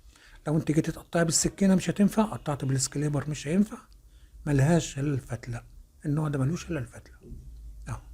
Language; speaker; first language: Arabic; native; Arabic